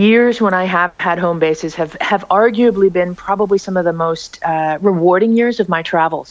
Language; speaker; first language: English; native; English